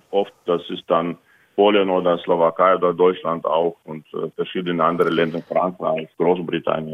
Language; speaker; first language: German; non-native, fluent; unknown